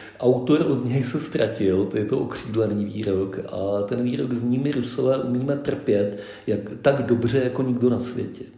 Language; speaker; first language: Czech; native; Czech